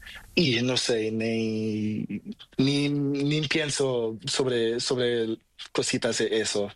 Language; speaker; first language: Spanish; non-native, learner; Portuguese